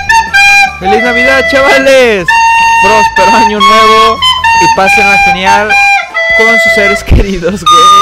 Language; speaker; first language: Spanish; native; Spanish